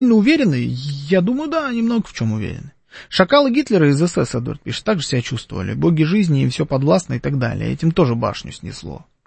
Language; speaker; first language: Russian; native; Russian